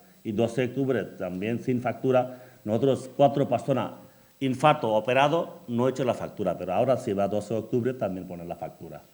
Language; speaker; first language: Spanish; non-native, learner; Bangla